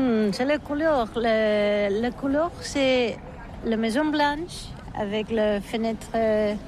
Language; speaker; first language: French; non-native, learner; Catalan